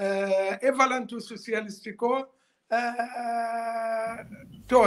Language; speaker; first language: Greek; non-native, learner; Arabic